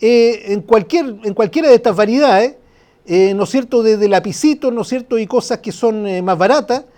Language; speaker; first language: Spanish; native; Spanish